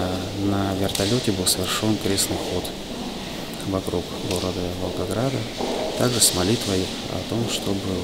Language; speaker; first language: Russian; native; Russian